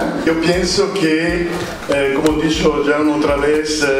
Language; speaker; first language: Spanish; non-native, fluent; Italian